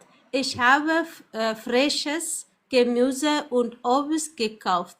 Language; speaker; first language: German; non-native, learner; Amharic